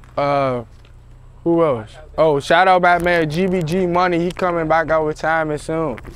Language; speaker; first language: English; native; English